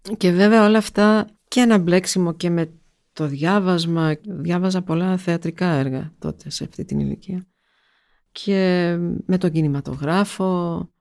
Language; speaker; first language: Greek; early bilingual, heritage; Greek